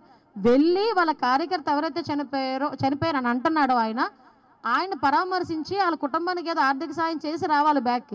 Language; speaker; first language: Telugu; native; Telugu